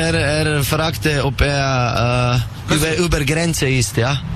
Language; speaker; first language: German; non-native, learner; Slovenian